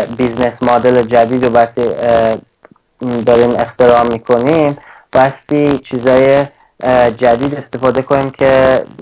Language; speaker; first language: Persian; early bilingual, heritage; Persian